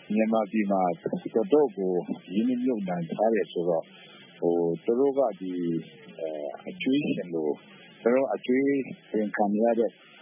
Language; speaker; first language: Burmese; non-native, local second language; Kachin